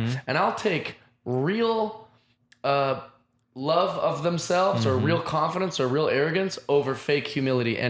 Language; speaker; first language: English; native; English